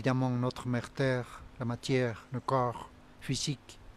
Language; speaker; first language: French; non-native, fluent; Spanish